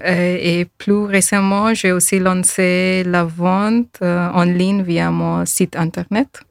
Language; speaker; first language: French; non-native, fluent; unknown